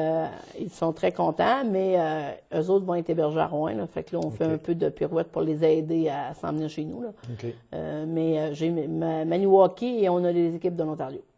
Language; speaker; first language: French; native; French